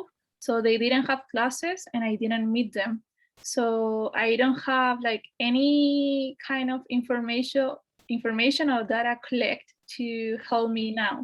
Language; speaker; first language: English; non-native, fluent; Spanish